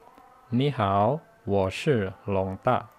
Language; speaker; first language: Chinese; non-native, learner; Indonesian